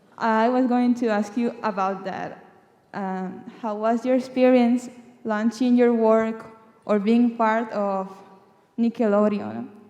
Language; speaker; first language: English; non-native, fluent; Spanish